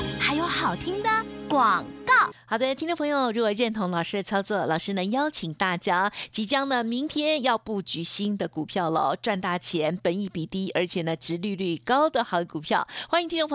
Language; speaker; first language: Chinese; native; Chinese